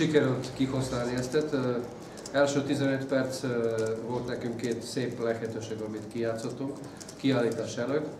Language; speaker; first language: Hungarian; non-native, fluent; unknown